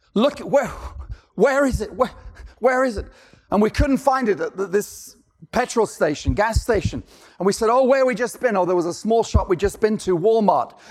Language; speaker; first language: English; native; English